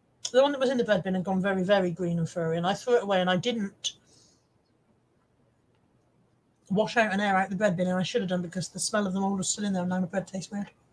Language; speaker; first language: English; native; English